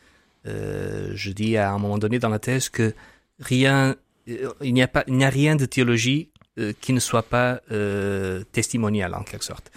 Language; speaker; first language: French; non-native, fluent; Portuguese